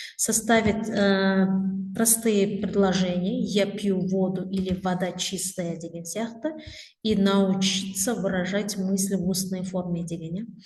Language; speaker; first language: Russian; non-native, local second language; Kazakh